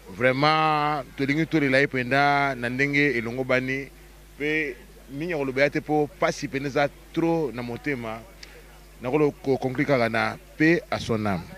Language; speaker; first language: Lingala; native; Lingala